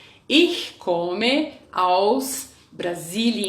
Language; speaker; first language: German; non-native, fluent; Portuguese